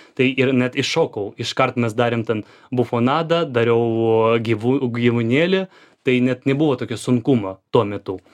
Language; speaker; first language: Lithuanian; non-native, fluent; Ukrainian